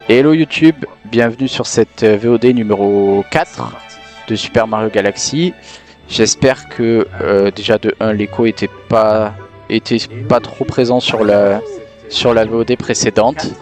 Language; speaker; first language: French; native; French